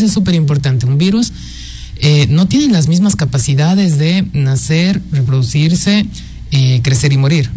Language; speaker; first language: Spanish; native; Spanish